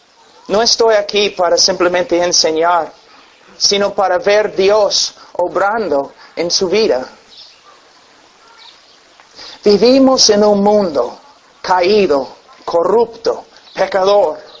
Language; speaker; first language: Spanish; non-native, fluent; English